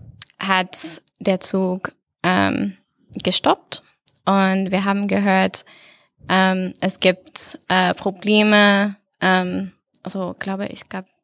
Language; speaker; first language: German; non-native, fluent; English